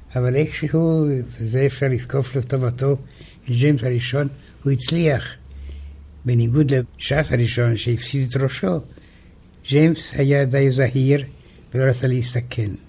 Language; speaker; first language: Hebrew; non-native, fluent; Romanian